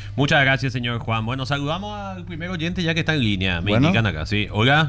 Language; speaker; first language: Spanish; native; Spanish